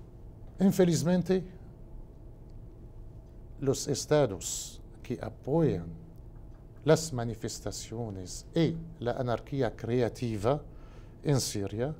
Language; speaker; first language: Spanish; non-native, learner; Arabic